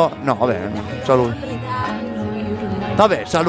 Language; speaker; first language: Italian; native; Italian